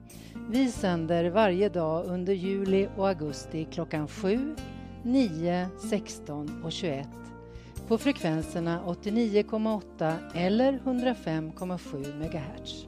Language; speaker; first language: Swedish; native; Swedish